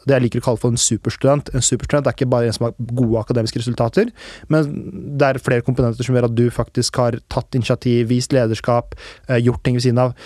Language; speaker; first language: Norwegian; early bilingual, other home language; Urdu